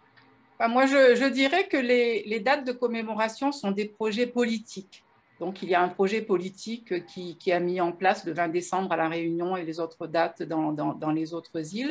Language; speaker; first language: French; native; French